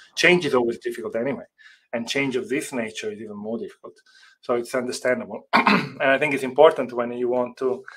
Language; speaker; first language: English; non-native, fluent; Italian